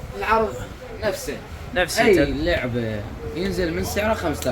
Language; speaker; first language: Arabic; native; Arabic